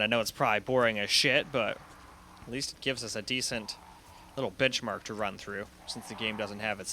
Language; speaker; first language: English; native; English